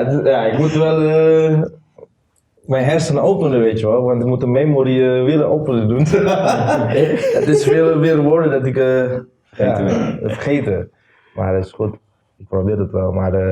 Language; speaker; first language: Dutch; non-native, learner; Indonesian